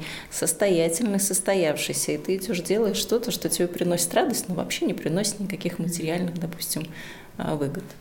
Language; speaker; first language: Russian; native; Russian